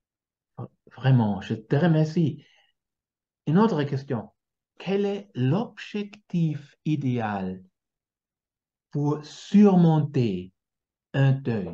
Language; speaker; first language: French; non-native, fluent; German